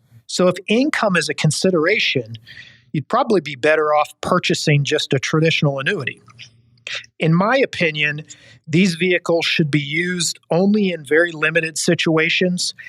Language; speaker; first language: English; native; English